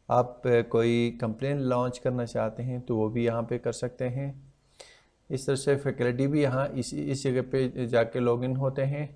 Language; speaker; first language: Urdu; non-native, local second language; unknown